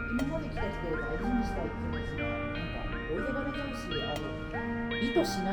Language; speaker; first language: Japanese; native; Japanese